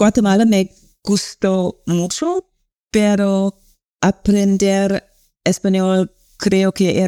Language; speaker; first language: Spanish; non-native, learner; English